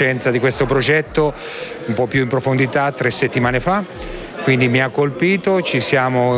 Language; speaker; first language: Italian; native; Italian